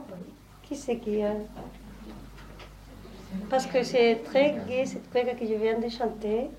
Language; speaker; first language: French; non-native, learner; Spanish